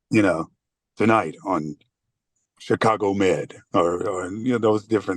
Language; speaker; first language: English; native; English